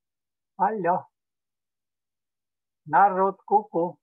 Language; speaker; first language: Russian; native; Russian